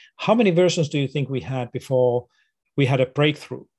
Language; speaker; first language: English; non-native, fluent; Finnish